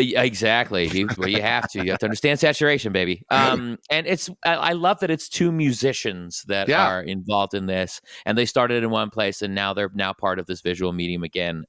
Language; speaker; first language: English; native; English